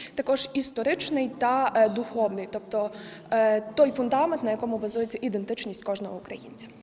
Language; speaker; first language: Ukrainian; native; Ukrainian